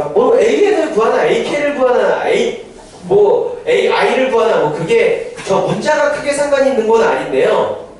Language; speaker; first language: Korean; native; Korean